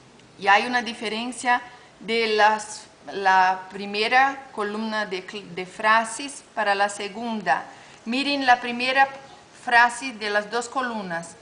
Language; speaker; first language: Spanish; non-native, learner; Portuguese